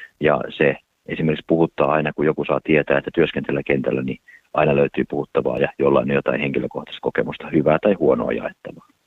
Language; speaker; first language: Finnish; native; Finnish